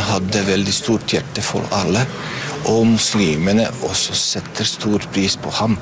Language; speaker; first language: Norwegian; non-native, fluent; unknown